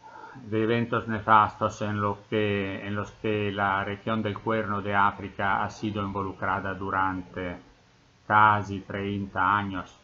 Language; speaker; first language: Spanish; non-native, fluent; Italian